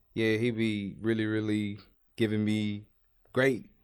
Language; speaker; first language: English; native; English